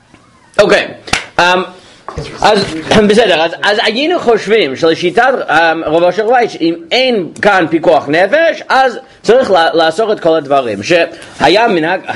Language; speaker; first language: Hebrew; non-native, fluent; English